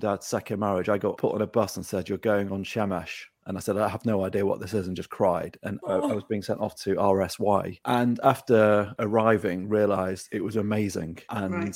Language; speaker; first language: English; native; English